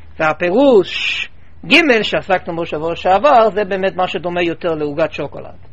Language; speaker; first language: Hebrew; non-native, fluent; English